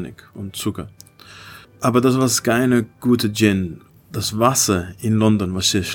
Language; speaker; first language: German; non-native, learner; Dutch